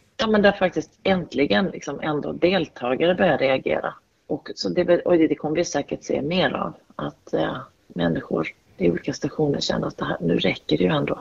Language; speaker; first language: Swedish; native; Swedish